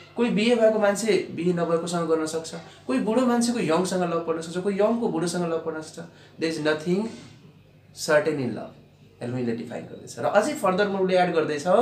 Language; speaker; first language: Nepali; non-native, local second language; Bhojpuri